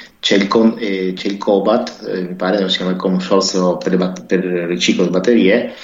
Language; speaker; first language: Italian; native; Italian